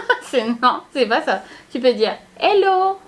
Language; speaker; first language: French; native; French